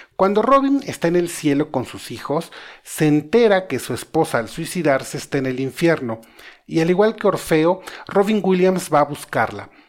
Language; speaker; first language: Spanish; native; Spanish